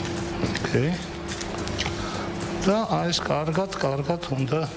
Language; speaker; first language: Georgian; non-native, fluent; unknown